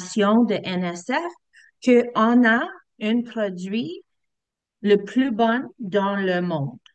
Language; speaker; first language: French; non-native, learner; English